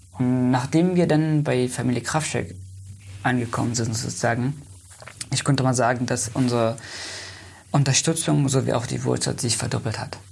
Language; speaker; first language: German; non-native, fluent; Persian